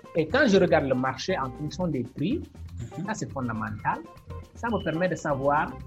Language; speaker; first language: French; non-native, local second language; Wolof